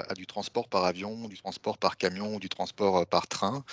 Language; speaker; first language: French; native; French